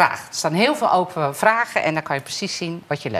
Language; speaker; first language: Dutch; native; Dutch